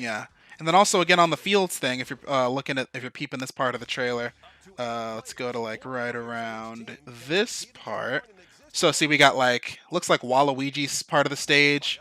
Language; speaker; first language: English; native; English